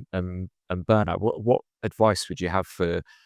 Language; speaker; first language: English; native; English